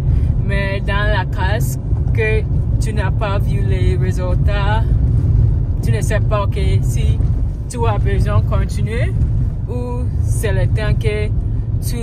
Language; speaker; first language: French; non-native, learner; English